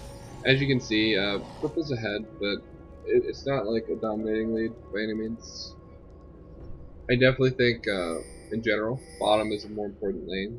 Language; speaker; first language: English; native; English